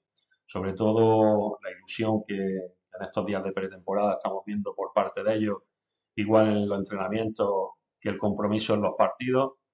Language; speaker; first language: Spanish; native; Spanish